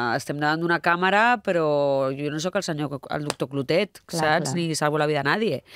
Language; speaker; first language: Catalan; non-native, local second language; Spanish